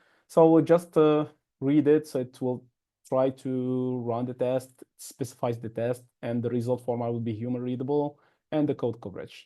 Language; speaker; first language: English; non-native, fluent; Arabic